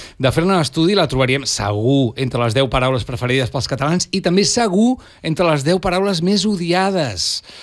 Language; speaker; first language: Catalan; native; Catalan